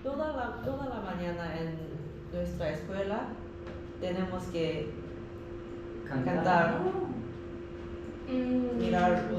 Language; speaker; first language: Spanish; non-native, learner; Korean